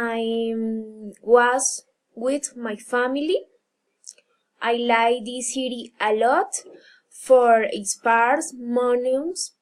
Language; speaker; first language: English; non-native, learner; Spanish